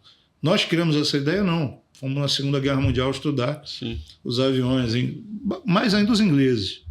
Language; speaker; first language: Portuguese; native; Portuguese